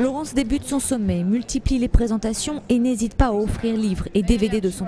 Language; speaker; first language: French; native; French